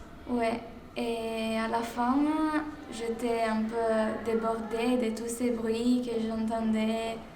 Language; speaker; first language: French; non-native, fluent; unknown